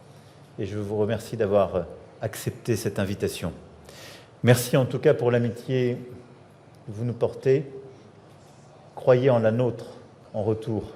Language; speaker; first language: French; native; French